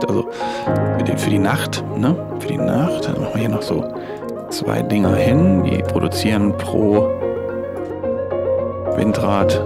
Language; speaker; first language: German; native; German